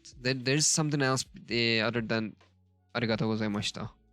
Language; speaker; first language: Japanese; non-native, learner; Turkish